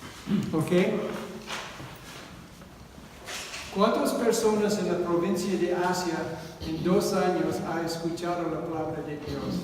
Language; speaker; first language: Spanish; non-native, fluent; English